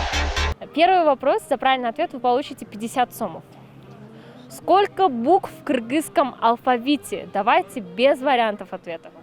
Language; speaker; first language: Russian; native; Russian